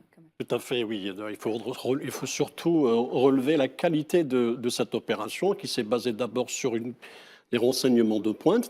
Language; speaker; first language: French; non-native, local second language; Arabic